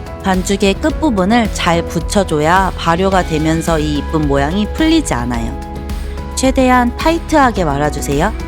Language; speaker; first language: Korean; native; Korean